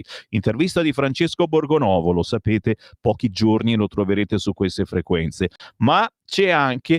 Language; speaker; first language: Italian; native; Italian